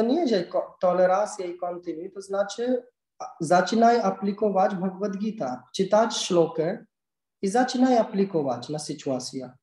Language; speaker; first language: Polish; non-native, learner; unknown